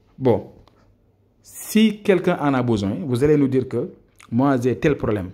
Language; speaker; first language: French; non-native, local second language; Wolof